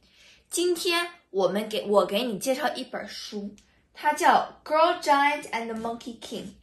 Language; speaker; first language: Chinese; early bilingual, other home language; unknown